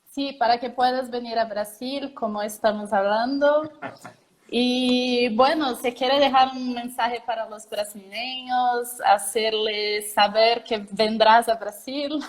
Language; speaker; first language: Spanish; non-native, learner; Portuguese